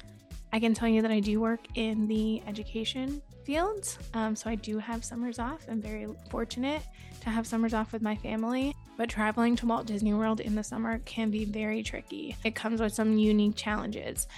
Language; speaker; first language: English; native; English